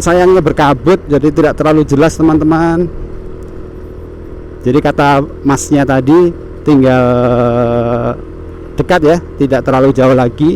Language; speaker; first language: Indonesian; non-native, local second language; Javanese